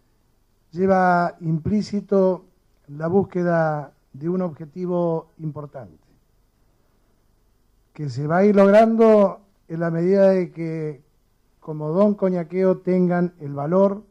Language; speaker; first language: Spanish; native; Spanish